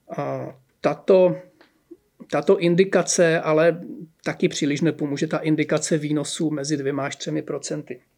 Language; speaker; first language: Czech; native; Czech